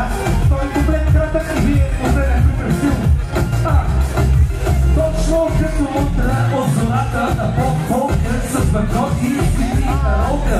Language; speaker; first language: Bulgarian; native; Bulgarian